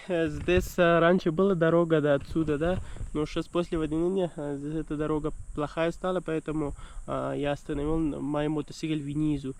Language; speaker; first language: Russian; non-native, learner; Urdu